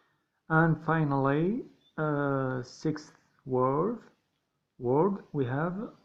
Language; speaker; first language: English; non-native, learner; Arabic